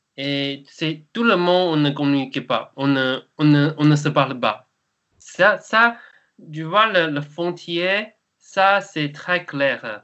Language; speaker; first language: French; non-native, learner; Chinese